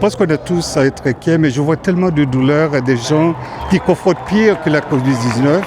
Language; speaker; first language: French; early bilingual, other home language; Haitian Creole